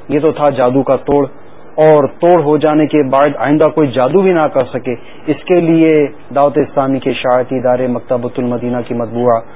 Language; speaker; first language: Urdu; native; Urdu